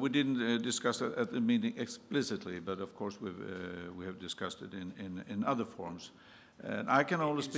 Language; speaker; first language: English; non-native, fluent; Swedish